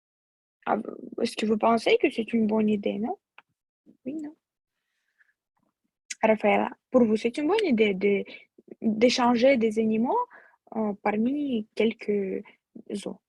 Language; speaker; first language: French; non-native, fluent; Russian